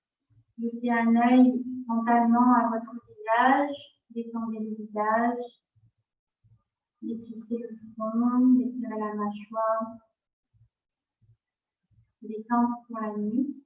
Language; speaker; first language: French; native; French